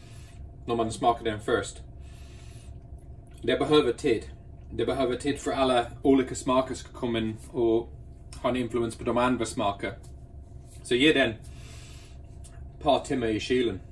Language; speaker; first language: Swedish; non-native, fluent; English